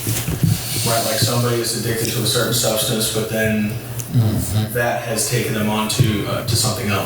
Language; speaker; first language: English; native; English